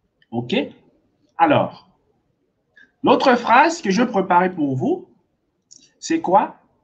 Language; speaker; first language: French; non-native, fluent; Portuguese